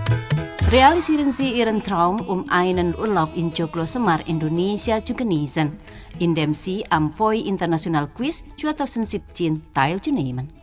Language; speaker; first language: German; non-native, fluent; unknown